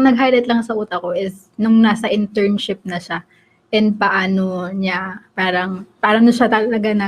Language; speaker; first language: Filipino; native; Filipino